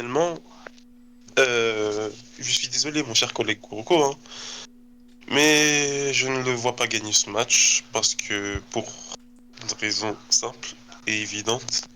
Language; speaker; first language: French; native; French